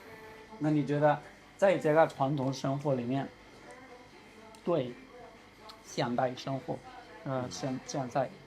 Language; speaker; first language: Chinese; non-native, learner; Spanish